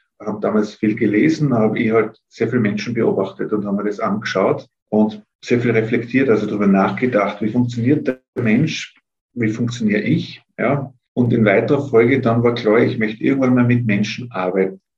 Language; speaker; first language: German; native; German